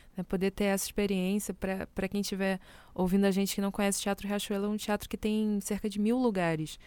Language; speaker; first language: Portuguese; native; Portuguese